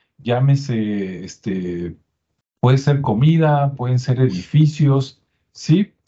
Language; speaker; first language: Spanish; native; Spanish